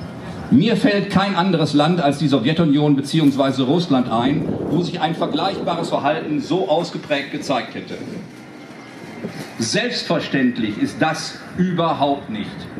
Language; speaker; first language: German; native; German